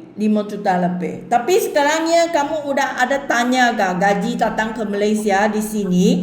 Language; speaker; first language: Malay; non-native, local second language; Chinese